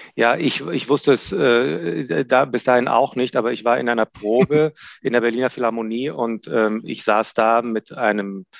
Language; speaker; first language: German; non-native, fluent; Hebrew